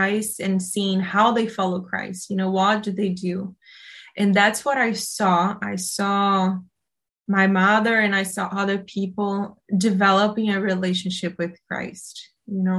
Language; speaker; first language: English; non-native, fluent; Portuguese